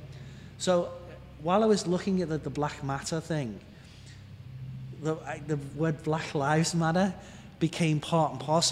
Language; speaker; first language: English; native; English